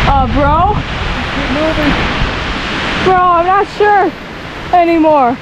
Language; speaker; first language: English; native; English